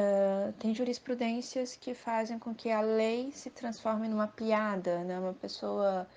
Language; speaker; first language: Portuguese; native; Portuguese